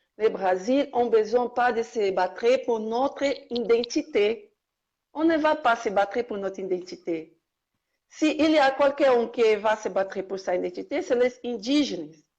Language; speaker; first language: French; non-native, learner; Portuguese